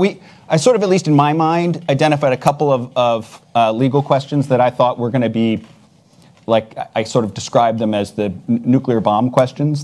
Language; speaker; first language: English; native; English